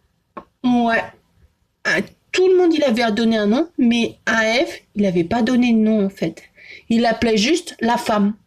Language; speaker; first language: French; native; French